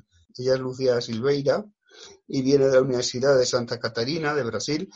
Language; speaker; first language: Spanish; native; Spanish